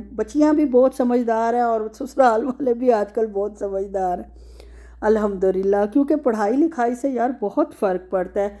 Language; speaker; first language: Urdu; native; Urdu